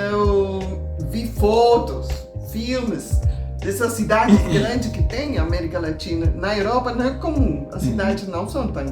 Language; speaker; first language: Portuguese; non-native, fluent; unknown